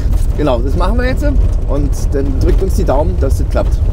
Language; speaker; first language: German; native; German